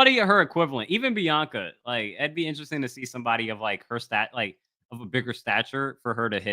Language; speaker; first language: English; native; English